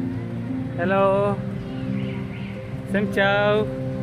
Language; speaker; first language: Vietnamese; non-native, learner; Urdu